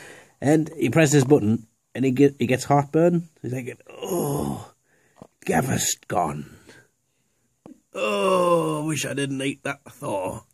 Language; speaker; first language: English; native; English